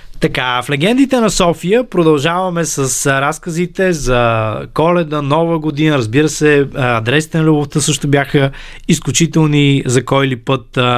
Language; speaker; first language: Bulgarian; native; Bulgarian